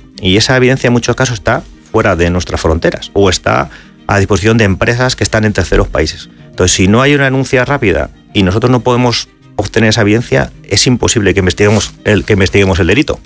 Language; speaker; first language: Spanish; native; Spanish